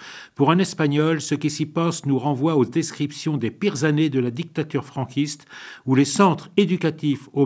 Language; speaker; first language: French; native; French